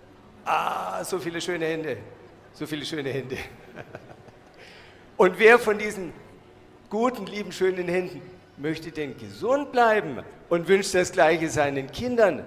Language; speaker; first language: German; native; German